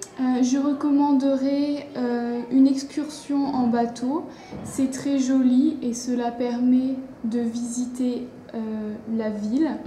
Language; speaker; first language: French; non-native, learner; English